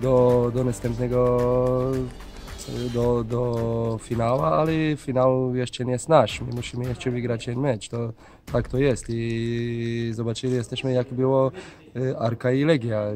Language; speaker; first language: Polish; non-native, fluent; Slovenian